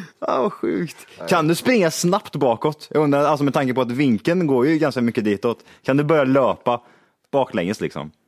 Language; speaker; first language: Swedish; native; Swedish